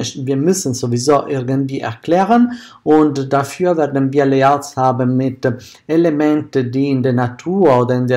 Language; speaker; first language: German; non-native, fluent; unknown